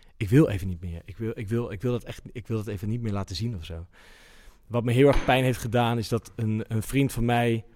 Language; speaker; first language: Dutch; native; Dutch